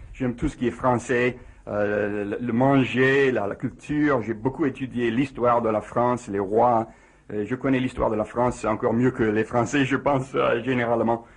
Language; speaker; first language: French; non-native, fluent; English